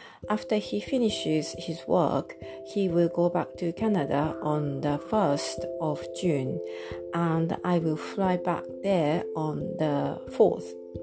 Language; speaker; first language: English; non-native, fluent; Japanese